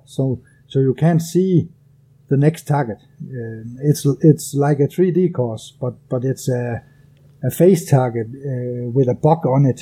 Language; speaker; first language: English; non-native, fluent; Danish